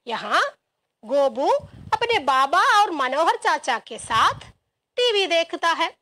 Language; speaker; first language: Hindi; non-native, local second language; Malayalam